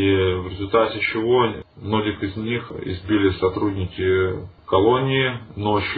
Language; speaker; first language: Russian; native; Russian